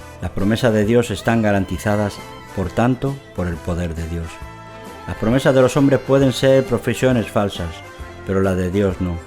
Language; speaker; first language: Spanish; native; Spanish